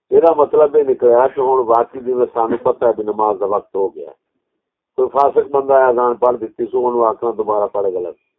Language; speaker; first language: Urdu; non-native, local second language; Punjabi